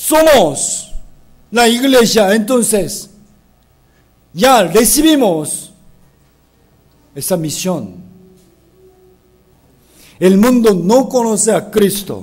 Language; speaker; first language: Spanish; non-native, fluent; Korean